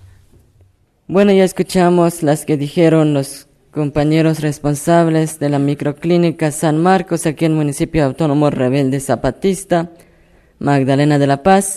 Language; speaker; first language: Spanish; non-native, local second language; Tzotzil